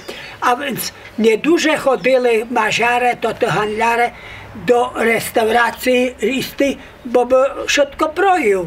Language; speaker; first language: Polish; non-native, local second language; Rusyn